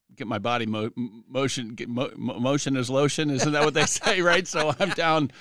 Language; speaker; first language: English; native; English